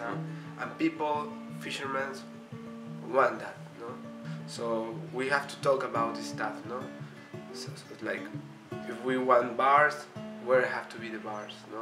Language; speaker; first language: English; non-native, fluent; Spanish